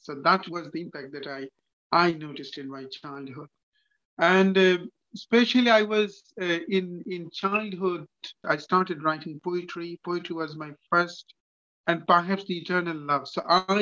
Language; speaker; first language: English; non-native, local second language; Bangla